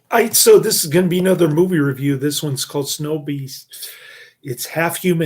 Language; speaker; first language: English; native; English